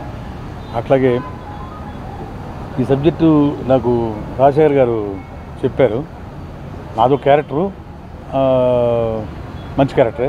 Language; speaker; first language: Telugu; native; Telugu